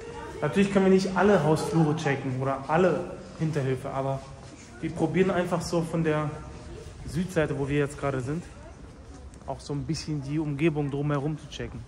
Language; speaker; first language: German; native; German